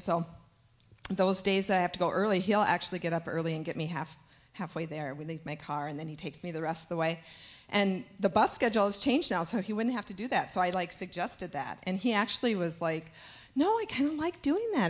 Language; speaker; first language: English; native; English